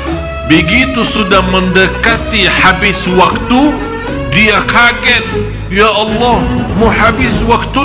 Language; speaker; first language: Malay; non-native, fluent; Arabic